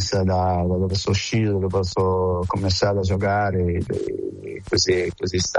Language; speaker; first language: Italian; non-native, fluent; Portuguese